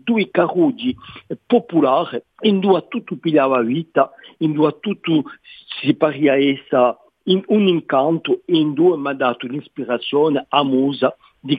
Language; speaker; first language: French; native; French